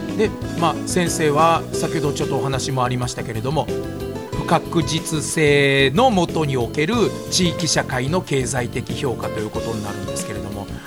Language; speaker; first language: Japanese; native; Japanese